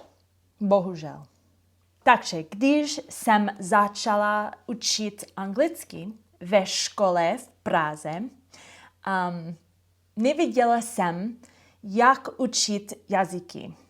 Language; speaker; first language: Czech; non-native, fluent; English